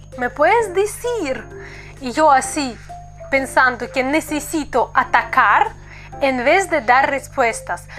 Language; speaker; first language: Spanish; non-native, fluent; Russian